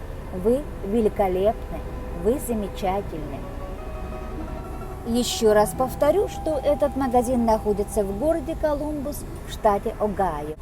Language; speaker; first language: Russian; non-native, local second language; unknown